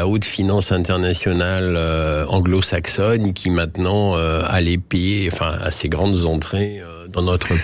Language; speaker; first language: French; native; French